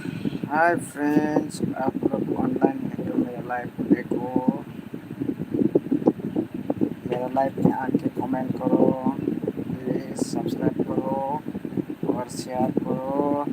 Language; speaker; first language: Hindi; non-native, local second language; Bodo